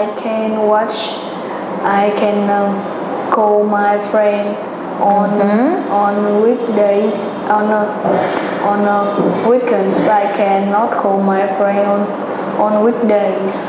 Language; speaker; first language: English; non-native, learner; Vietnamese